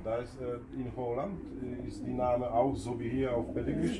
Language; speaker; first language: German; non-native, fluent; Polish